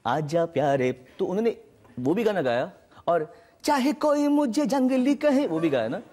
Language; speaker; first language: Hindi; native; Hindi